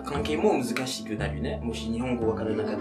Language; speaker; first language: Japanese; non-native, fluent; French